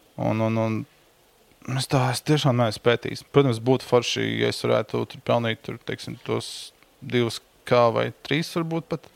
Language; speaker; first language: Latvian; native; Latvian